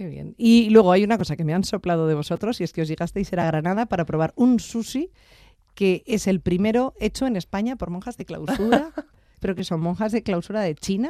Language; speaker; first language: Spanish; native; Spanish